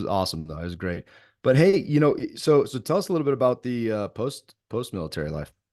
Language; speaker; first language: English; native; English